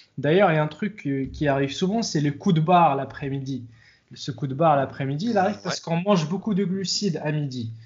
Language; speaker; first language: French; non-native, local second language; Arabic